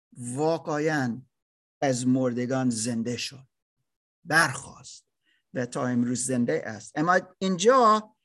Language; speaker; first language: Persian; non-native, learner; German